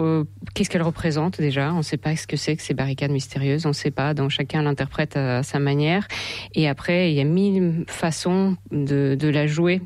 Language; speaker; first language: French; non-native, fluent; Russian